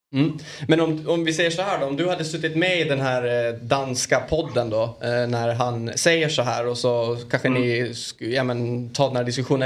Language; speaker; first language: Swedish; native; Swedish